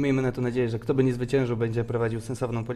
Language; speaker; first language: Polish; native; Polish